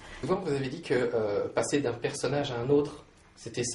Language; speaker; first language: French; native; French